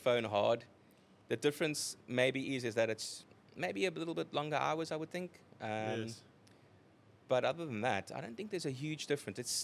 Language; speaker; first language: English; native; English